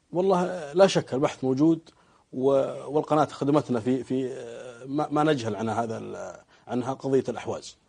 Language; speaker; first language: Arabic; native; Arabic